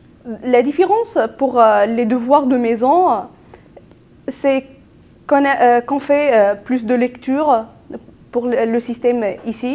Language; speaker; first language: French; non-native, local second language; Arabic